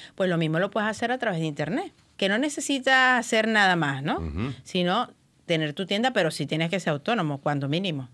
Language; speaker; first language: Spanish; native; Spanish